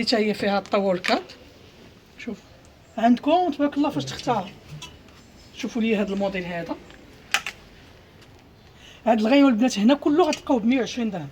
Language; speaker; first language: Arabic; native; Arabic